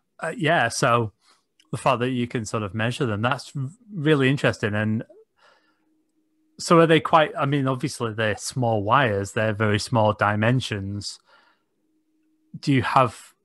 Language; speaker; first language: English; native; English